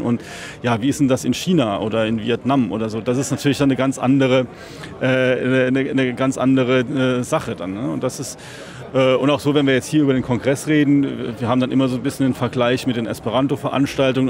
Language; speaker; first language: German; native; German